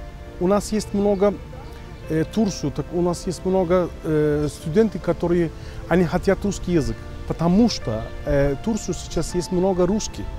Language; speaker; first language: Russian; non-native, learner; Turkish